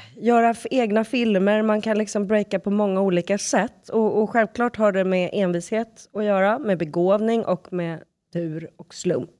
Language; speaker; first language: Swedish; native; Swedish